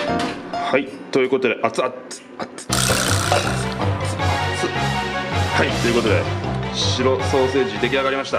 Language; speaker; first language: Japanese; native; Japanese